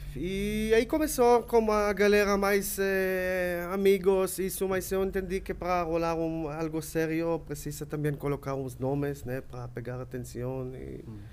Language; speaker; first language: Portuguese; non-native, learner; Hebrew